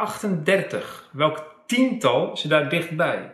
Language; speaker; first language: Dutch; native; Dutch